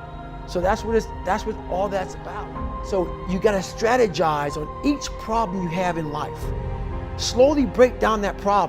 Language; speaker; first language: English; native; English